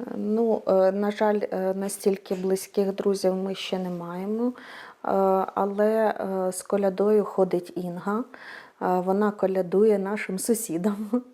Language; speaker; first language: Ukrainian; native; Ukrainian